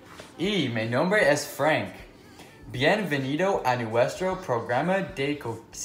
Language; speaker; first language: Spanish; non-native, learner; English